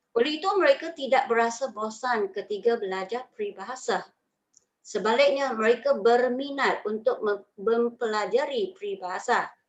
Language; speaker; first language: Malay; non-native, local second language; Chinese